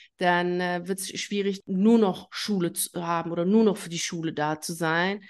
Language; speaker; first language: German; native; German